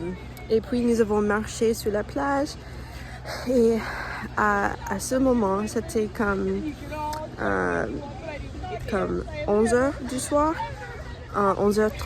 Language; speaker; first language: French; non-native, learner; English